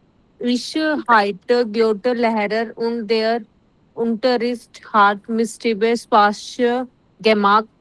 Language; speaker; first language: German; non-native, learner; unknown